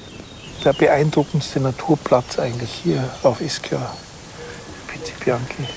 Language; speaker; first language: German; native; German